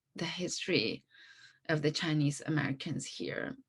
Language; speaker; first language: English; non-native, fluent; Chinese